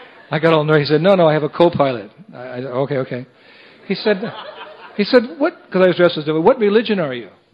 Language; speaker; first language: English; native; English